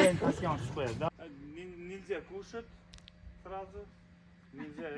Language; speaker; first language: Russian; non-native, local second language; Uzbek